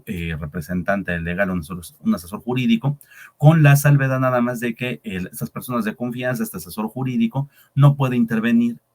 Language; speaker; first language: Spanish; native; Spanish